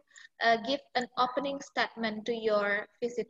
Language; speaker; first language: English; non-native, fluent; Indonesian